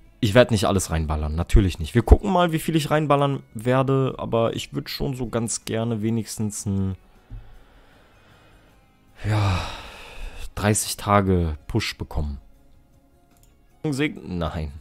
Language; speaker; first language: German; native; German